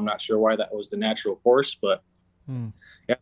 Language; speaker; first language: English; native; English